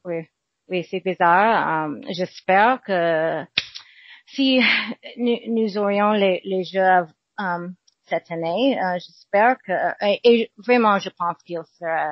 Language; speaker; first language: French; non-native, learner; English